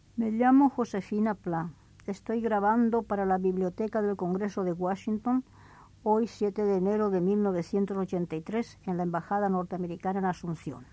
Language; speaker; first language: Spanish; native; Spanish